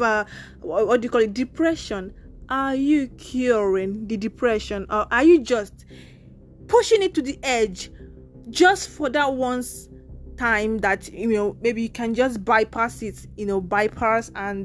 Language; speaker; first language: English; non-native, local second language; Nigerian Pidgin